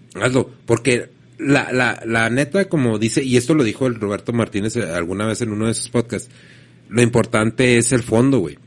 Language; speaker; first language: Spanish; native; Spanish